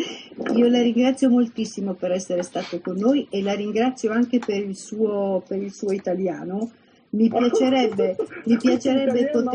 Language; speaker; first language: Italian; native; Italian